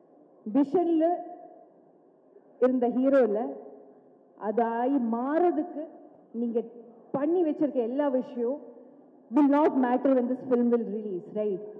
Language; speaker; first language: Tamil; non-native, local second language; Malayalam